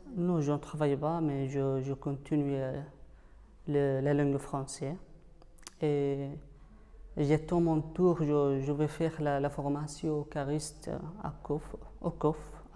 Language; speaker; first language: French; non-native, learner; Arabic